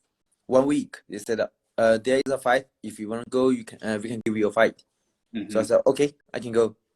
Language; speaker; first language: English; non-native, learner; Chinese